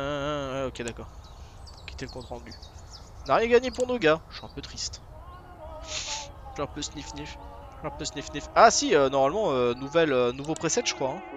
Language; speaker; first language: French; native; French